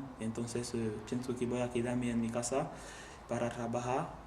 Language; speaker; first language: Spanish; non-native, learner; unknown